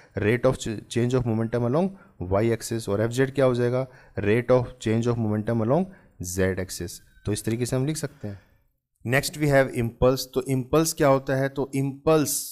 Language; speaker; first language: Hindi; native; Hindi